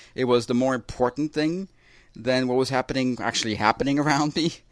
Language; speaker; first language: English; early bilingual, other home language; Russian